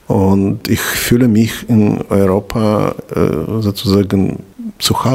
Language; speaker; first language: German; non-native, fluent; Russian